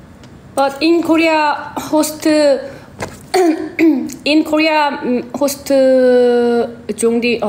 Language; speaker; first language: English; non-native, learner; Korean